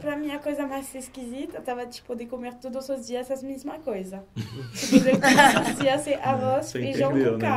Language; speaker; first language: Portuguese; non-native, learner; French